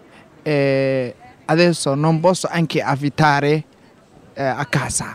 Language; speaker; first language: Italian; non-native, learner; Somali